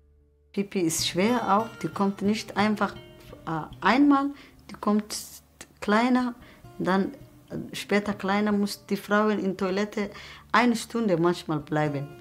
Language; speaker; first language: German; non-native, learner; Somali